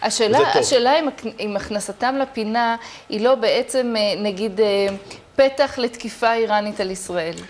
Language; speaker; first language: Hebrew; native; Hebrew